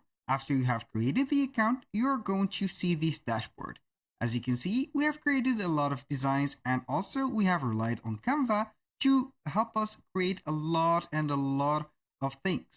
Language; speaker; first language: English; non-native, fluent; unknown